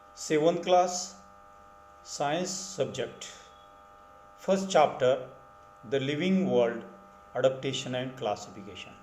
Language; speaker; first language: English; non-native, local second language; Marathi